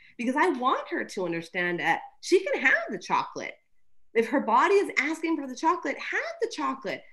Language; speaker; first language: English; early bilingual, other home language; Spanish